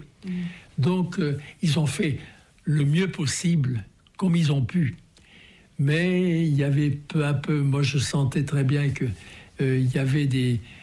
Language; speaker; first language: French; native; French